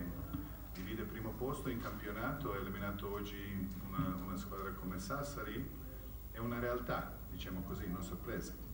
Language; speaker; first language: Italian; non-native, fluent; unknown